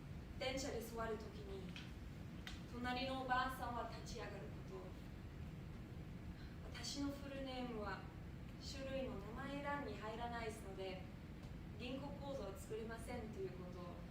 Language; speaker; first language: Japanese; non-native, fluent; German